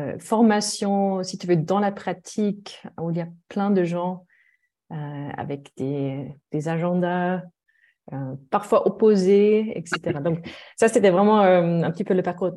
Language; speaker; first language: French; non-native, fluent; German